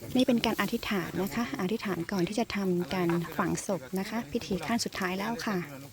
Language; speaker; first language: Thai; non-native, local second language; Karen languages